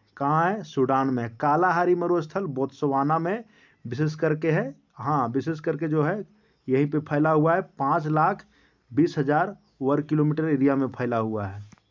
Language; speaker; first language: Hindi; native; Hindi